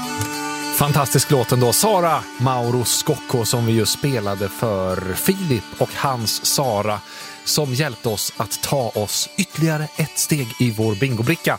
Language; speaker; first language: Swedish; native; Swedish